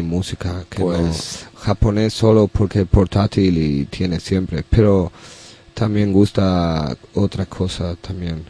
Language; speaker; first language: Spanish; non-native, learner; English